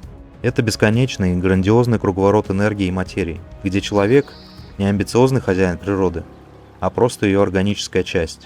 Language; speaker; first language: Russian; native; Russian